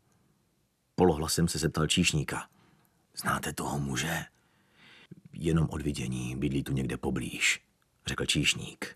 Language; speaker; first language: Czech; native; Czech